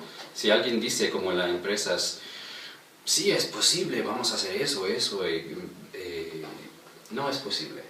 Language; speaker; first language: Spanish; non-native, fluent; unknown